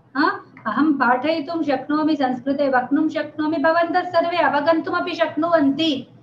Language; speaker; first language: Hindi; non-native, local second language; Telugu